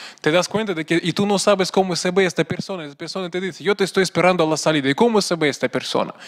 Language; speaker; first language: Spanish; non-native, fluent; Russian